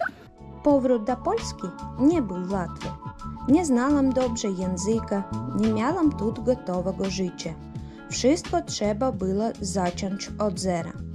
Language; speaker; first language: Polish; early bilingual, heritage; Polish